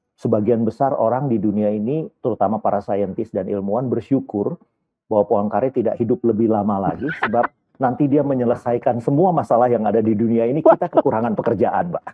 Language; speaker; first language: Indonesian; native; Indonesian